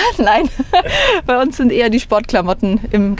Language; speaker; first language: German; native; German